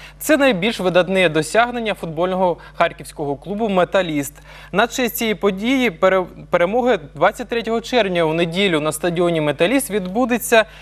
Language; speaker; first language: Ukrainian; native; Ukrainian